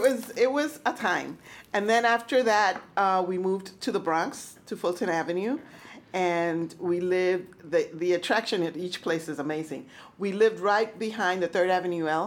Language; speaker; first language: English; early bilingual, other home language; Spanish